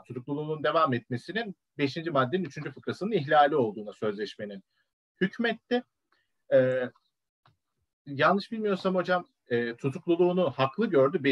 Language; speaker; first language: Turkish; native; Turkish